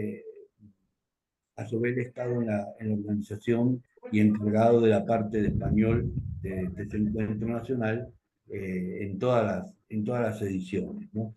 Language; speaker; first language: Spanish; native; Spanish